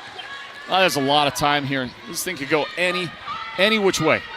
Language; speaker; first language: English; native; English